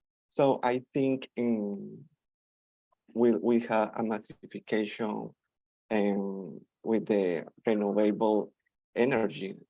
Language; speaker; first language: English; non-native, learner; Spanish